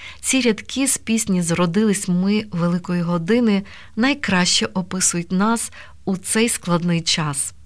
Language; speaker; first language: Ukrainian; native; Ukrainian